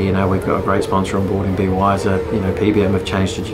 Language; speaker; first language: English; native; English